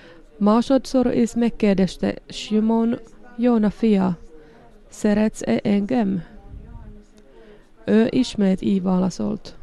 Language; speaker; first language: Hungarian; non-native, learner; Finnish